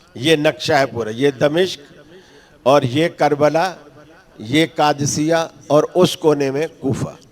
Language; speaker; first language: Urdu; non-native, local second language; Punjabi